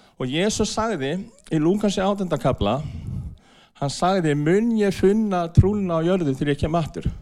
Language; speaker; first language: Icelandic; non-native, fluent; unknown